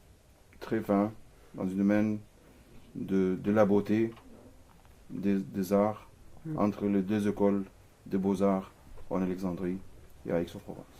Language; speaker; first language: French; non-native, fluent; Arabic